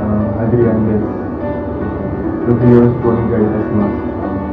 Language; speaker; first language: Japanese; non-native, learner; Indonesian